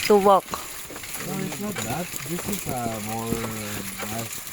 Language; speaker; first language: English; non-native, fluent; Swedish